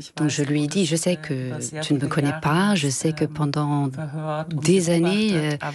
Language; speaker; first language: French; non-native, fluent; German